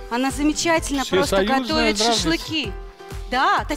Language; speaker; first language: Russian; native; Russian